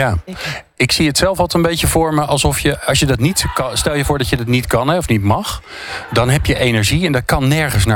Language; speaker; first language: Dutch; native; Dutch